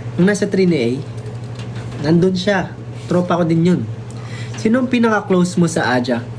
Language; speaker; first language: Filipino; non-native, local second language; Waray